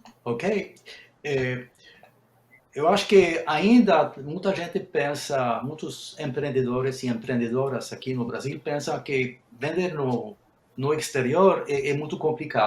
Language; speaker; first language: Portuguese; non-native, fluent; Spanish